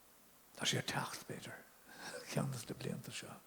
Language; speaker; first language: Irish; non-native, local second language; English